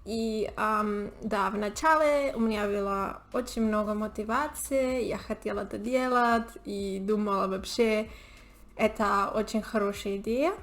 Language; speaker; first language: Russian; non-native, learner; Spanish